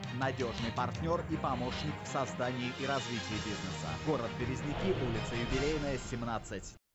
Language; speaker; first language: Russian; native; Russian